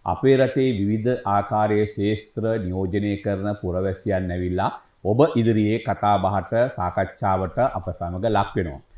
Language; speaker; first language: Sinhala; native; Sinhala